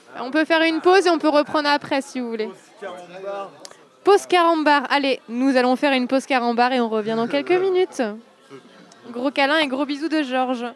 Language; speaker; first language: French; native; French